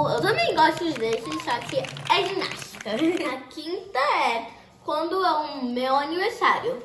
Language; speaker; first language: Portuguese; early bilingual, heritage; Portuguese